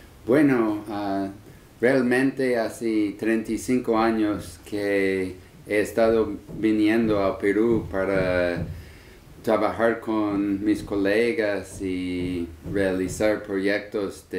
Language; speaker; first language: Spanish; non-native, fluent; English